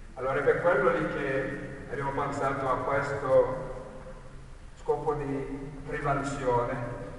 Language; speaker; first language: Italian; non-native, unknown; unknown